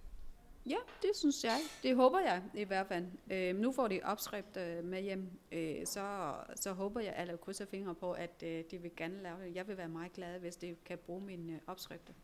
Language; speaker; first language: Danish; non-native, fluent; Vietnamese